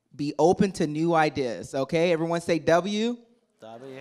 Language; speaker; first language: English; native; English